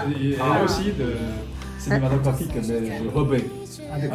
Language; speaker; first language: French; non-native, fluent; Chinese